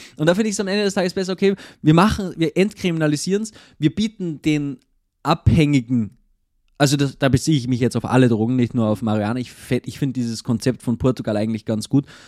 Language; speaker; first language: German; native; German